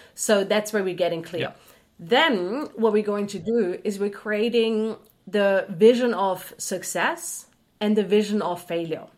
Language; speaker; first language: English; non-native, fluent; German